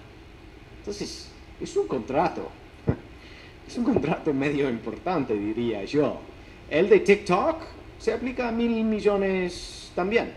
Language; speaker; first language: Spanish; non-native, fluent; English